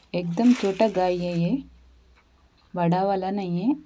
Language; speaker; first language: Hindi; non-native, local second language; Kannada